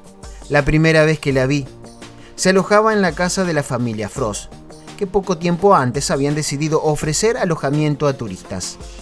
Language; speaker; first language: Spanish; native; Spanish